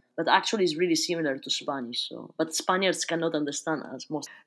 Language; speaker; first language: English; non-native, fluent; Spanish